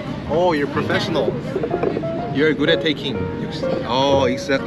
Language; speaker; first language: English; non-native, learner; Korean